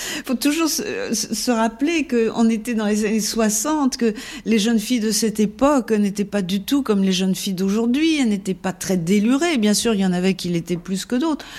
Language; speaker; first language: French; native; French